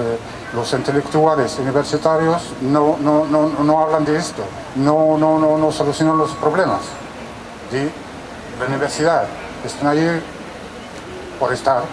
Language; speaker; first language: Spanish; non-native, fluent; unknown